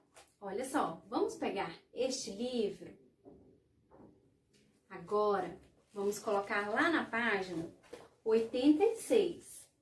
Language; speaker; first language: Portuguese; native; Portuguese